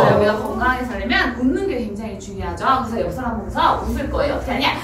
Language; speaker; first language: Korean; native; Korean